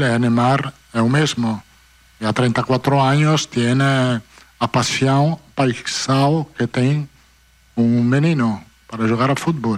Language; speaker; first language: Portuguese; non-native, learner; Italian